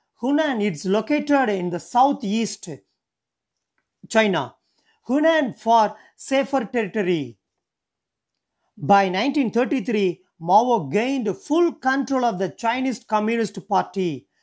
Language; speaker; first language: English; non-native, local second language; Tamil